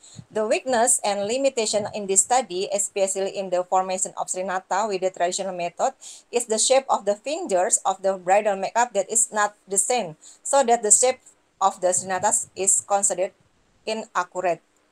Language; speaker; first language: English; non-native, learner; Indonesian